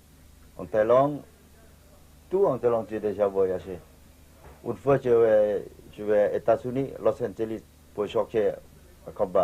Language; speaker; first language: French; non-native, learner; Thai